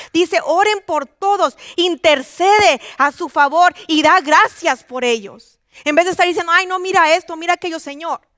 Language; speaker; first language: Spanish; native; Spanish